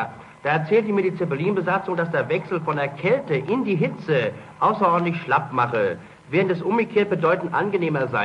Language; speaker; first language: German; native; German